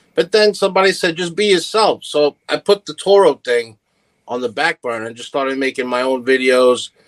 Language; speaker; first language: English; early bilingual, other home language; Italian